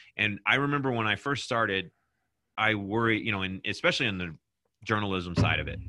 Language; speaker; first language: English; native; English